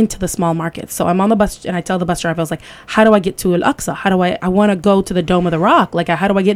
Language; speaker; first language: English; native; English